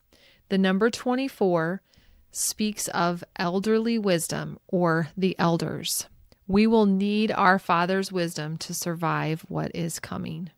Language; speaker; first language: English; native; English